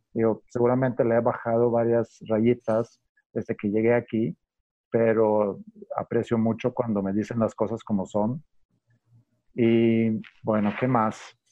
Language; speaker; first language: Spanish; non-native, fluent; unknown